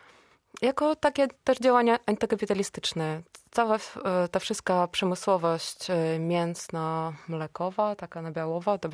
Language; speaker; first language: Polish; non-native, fluent; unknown